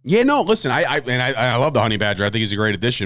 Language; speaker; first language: English; native; English